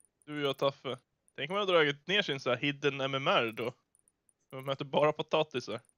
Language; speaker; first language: Swedish; native; Swedish